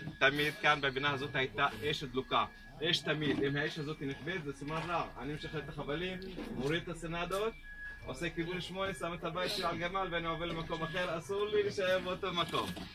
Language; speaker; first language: Hebrew; non-native, local second language; Arabic